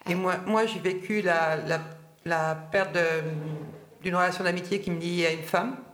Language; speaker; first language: French; native; French